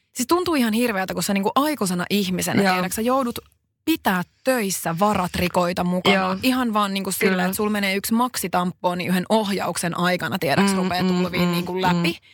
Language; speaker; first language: Finnish; native; Finnish